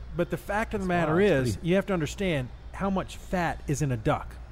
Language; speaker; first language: English; native; English